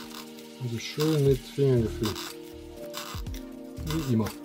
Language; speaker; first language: German; non-native, fluent; Russian